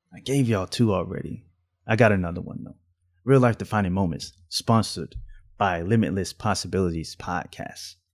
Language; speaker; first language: English; native; English